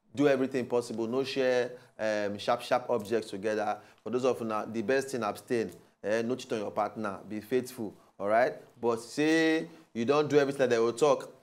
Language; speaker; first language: Nigerian Pidgin; native; Nigerian Pidgin